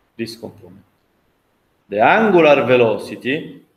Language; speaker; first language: English; non-native, fluent; Italian